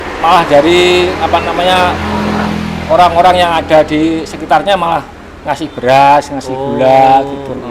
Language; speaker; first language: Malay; non-native, local second language; Javanese